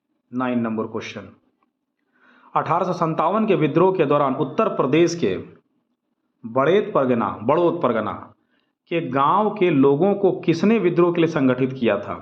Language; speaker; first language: Hindi; native; Hindi